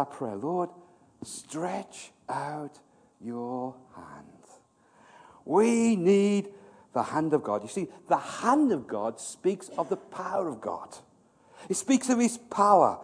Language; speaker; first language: English; native; English